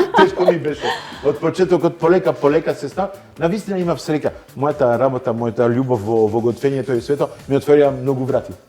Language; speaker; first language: Macedonian; non-native, fluent; Dutch